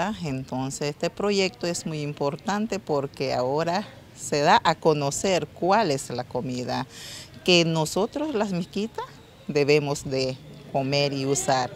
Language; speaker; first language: Spanish; non-native, local second language; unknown